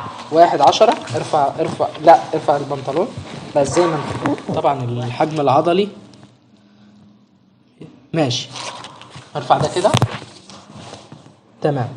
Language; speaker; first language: Arabic; native; Arabic